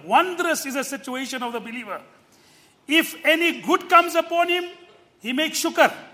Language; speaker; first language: English; native; English